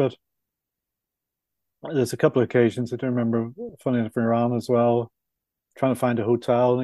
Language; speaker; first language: English; native; English